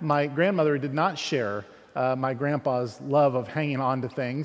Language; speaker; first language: English; native; English